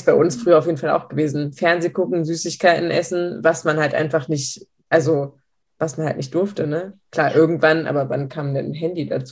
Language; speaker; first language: German; native; German